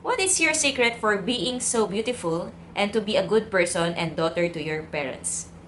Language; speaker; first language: English; non-native, local second language; Filipino